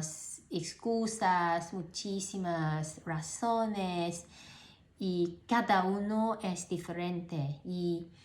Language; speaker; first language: Spanish; non-native, learner; Cantonese